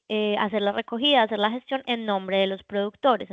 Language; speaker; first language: Spanish; native; Spanish